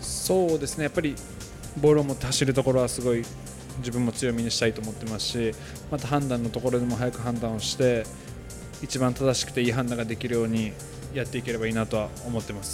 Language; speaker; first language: Japanese; native; Japanese